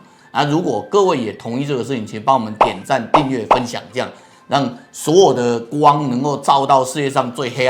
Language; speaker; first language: Chinese; native; Chinese